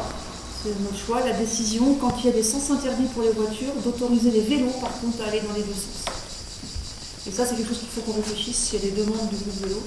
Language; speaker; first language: French; native; French